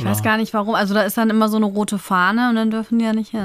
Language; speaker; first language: German; native; German